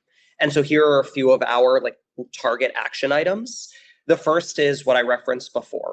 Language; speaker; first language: English; native; English